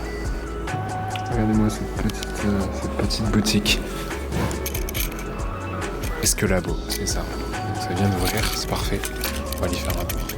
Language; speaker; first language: French; native; French